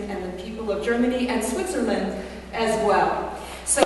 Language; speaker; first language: English; native; English